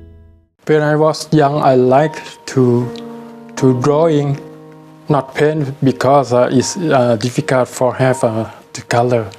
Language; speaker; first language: English; non-native, learner; Thai